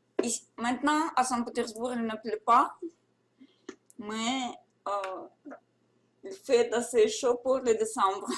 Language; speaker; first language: French; non-native, learner; Russian